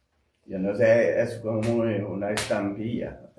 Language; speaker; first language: Spanish; non-native, fluent; French